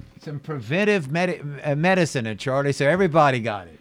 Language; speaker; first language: English; native; English